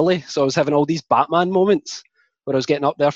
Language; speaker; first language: English; native; English